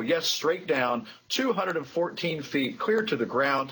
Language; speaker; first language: English; native; English